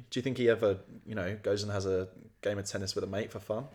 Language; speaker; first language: English; native; English